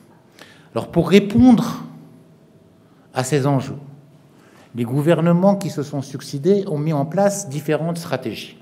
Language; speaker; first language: French; non-native, local second language; Arabic